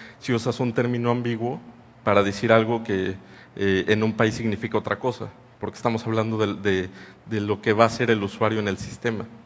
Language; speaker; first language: Spanish; native; Spanish